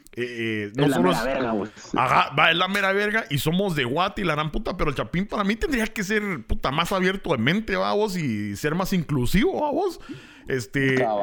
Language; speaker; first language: Spanish; native; Spanish